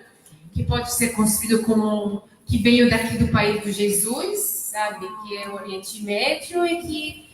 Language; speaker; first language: Portuguese; non-native, fluent; Arabic